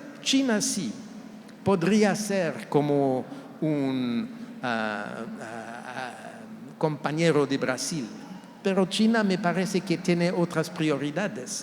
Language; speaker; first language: Spanish; non-native, fluent; French